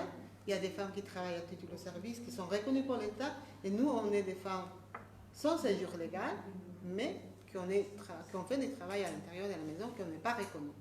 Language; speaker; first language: French; non-native, fluent; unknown